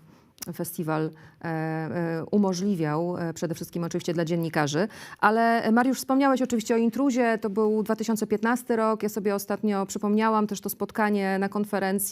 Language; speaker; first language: Polish; native; Polish